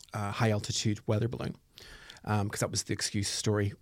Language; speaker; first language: English; native; English